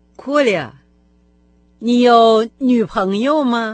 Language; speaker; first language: Chinese; non-native, fluent; Russian